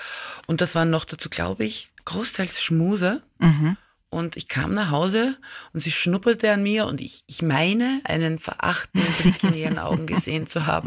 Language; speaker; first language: German; native; German